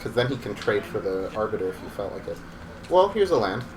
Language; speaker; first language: English; native; English